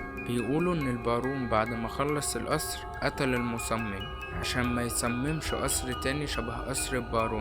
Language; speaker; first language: Arabic; native; Arabic